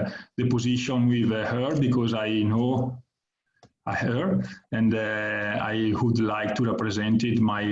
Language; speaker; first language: English; non-native, learner; Italian